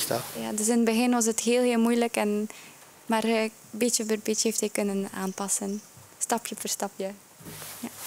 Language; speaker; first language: Dutch; early bilingual, other home language; Japanese